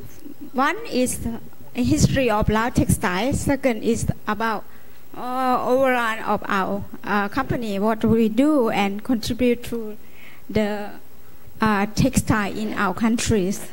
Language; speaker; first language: English; non-native, learner; Lao